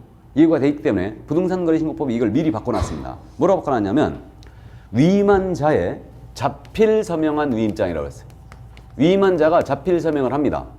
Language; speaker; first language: Korean; native; Korean